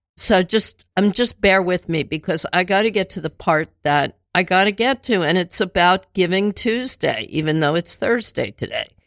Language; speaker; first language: English; native; English